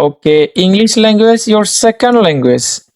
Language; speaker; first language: English; non-native, learner; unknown